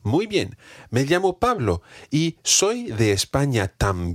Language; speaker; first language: Spanish; non-native, fluent; English